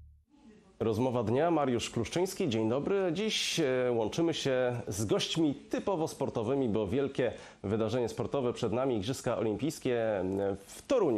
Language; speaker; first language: Polish; native; Polish